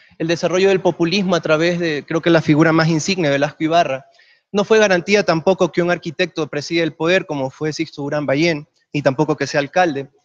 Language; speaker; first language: Spanish; native; Spanish